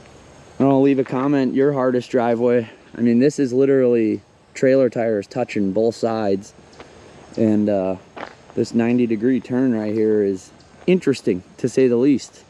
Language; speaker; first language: English; native; English